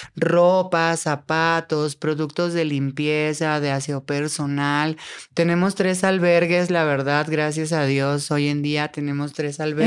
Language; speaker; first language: Spanish; native; Spanish